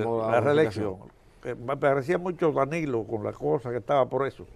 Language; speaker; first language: Spanish; native; Spanish